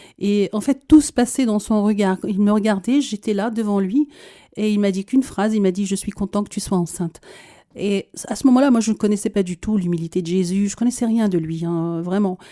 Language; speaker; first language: French; early bilingual, other home language; Arabic